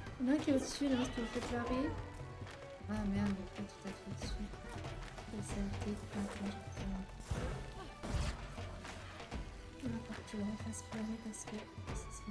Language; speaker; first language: French; native; French